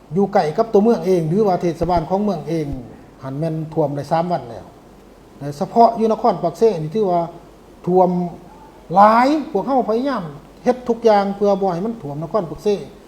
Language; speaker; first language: Lao; native; Lao